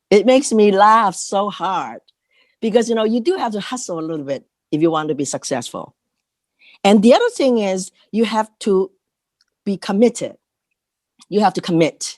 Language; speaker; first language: English; non-native, local second language; Cantonese